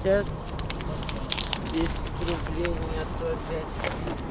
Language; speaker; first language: Russian; native; Russian